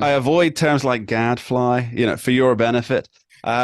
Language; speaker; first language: English; native; English